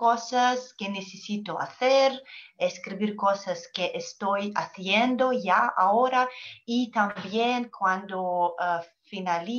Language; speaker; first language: Spanish; non-native, learner; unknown